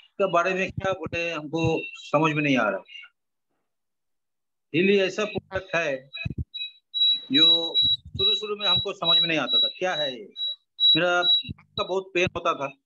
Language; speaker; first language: Hindi; non-native, local second language; Bangla